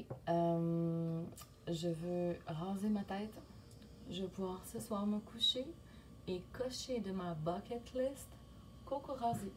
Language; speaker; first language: French; native; French